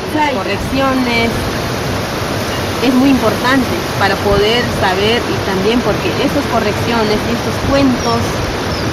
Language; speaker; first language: Spanish; non-native, local second language; Shipibo-Conibo